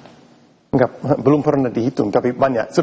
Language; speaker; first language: Indonesian; non-native, fluent; English